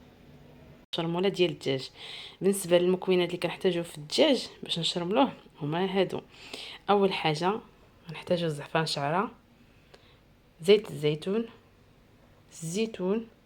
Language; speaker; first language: Arabic; native; Arabic